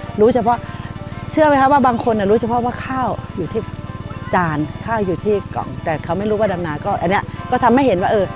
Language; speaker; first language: Thai; native; Thai